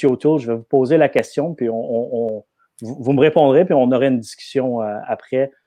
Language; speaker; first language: French; native; French